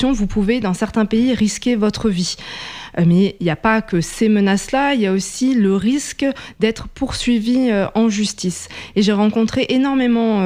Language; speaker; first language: French; native; French